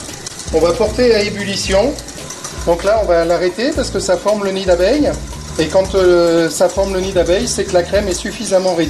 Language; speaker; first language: French; native; French